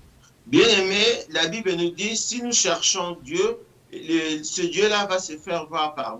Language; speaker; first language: French; non-native, local second language; Lingala